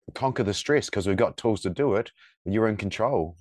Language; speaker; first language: English; native; English